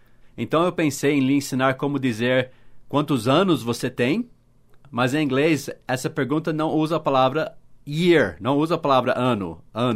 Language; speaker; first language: Portuguese; non-native, fluent; English